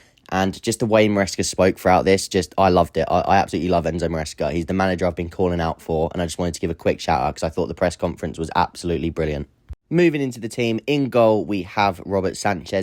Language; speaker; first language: English; native; English